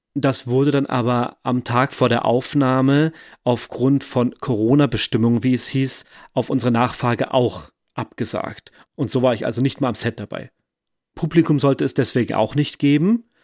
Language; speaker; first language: German; native; German